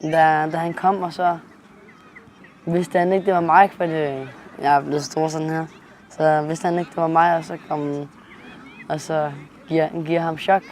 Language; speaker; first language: Danish; early bilingual, other home language; Arabic